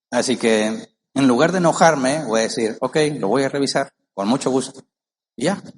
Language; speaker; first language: Spanish; native; Spanish